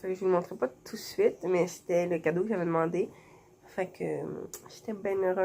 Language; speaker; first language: French; native; French